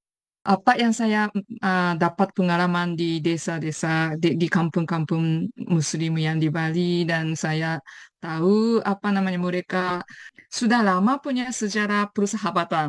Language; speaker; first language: Indonesian; non-native, fluent; Japanese